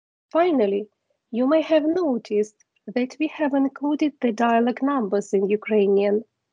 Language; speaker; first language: English; non-native, fluent; Ukrainian